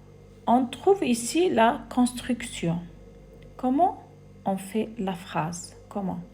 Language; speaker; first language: French; non-native, fluent; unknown